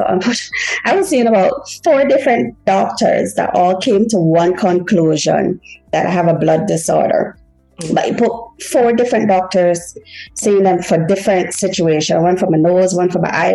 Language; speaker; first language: English; early bilingual, other home language; Haitian Creole